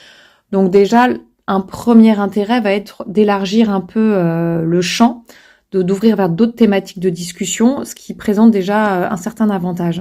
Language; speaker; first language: French; native; French